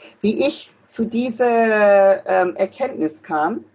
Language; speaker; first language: German; non-native, fluent; English